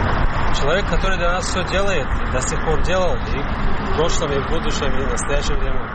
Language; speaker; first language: Russian; non-native, fluent; Tajik